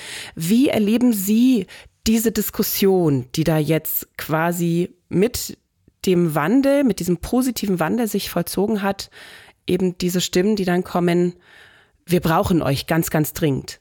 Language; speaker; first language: German; native; German